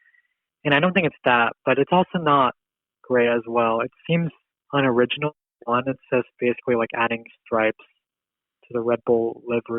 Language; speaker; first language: English; native; English